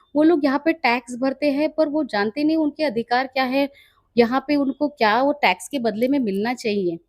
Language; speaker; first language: Hindi; non-native, local second language; Marathi